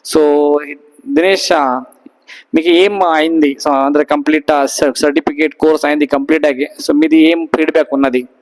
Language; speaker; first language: Telugu; non-native, learner; Hindi